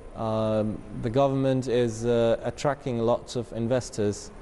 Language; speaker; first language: English; non-native, fluent; Uzbek